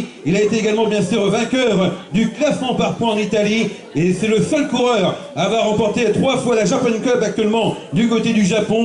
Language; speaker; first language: French; native; French